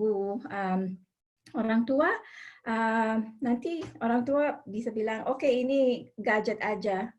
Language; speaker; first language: Indonesian; non-native, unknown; English